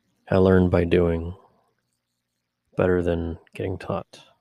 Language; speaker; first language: English; native; English